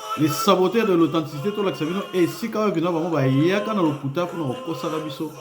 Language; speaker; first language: Lingala; non-native, local second language; Kongo